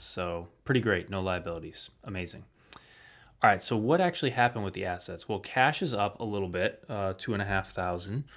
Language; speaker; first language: English; native; English